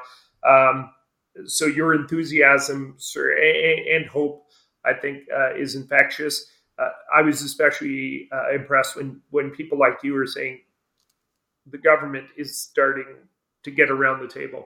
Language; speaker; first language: English; native; English